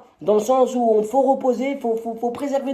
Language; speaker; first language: French; native; French